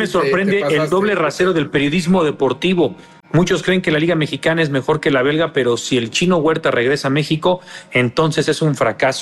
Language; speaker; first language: Spanish; native; Spanish